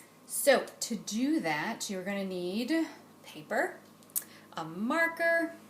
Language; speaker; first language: English; native; English